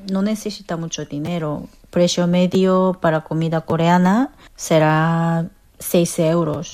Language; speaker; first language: Spanish; non-native, fluent; Korean